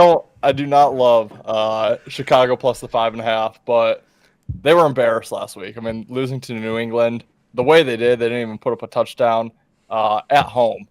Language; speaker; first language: English; native; English